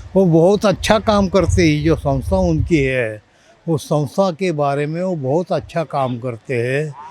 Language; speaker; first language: Hindi; non-native, local second language; Marathi